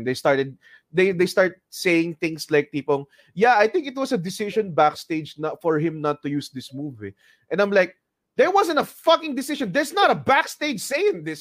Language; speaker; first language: English; non-native, local second language; Filipino